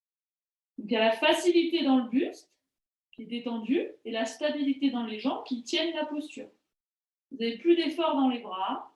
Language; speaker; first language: French; native; French